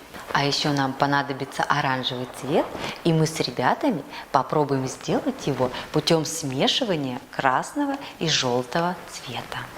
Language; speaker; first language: Russian; native; Russian